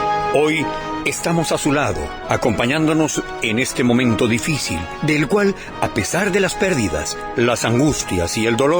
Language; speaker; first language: Spanish; native; Spanish